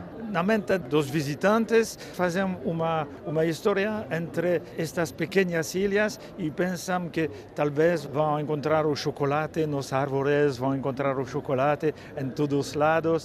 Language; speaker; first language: Portuguese; non-native, fluent; French